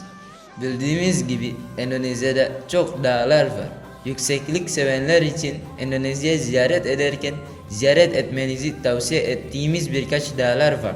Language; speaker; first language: Turkish; non-native, learner; Indonesian